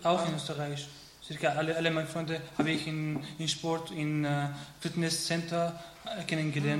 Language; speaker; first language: German; non-native, learner; Arabic